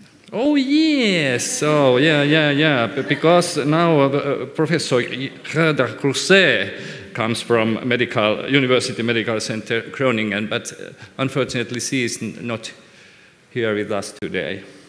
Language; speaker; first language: English; non-native, fluent; Finnish